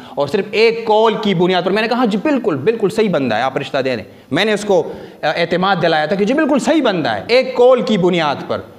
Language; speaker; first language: Urdu; non-native, local second language; Pashto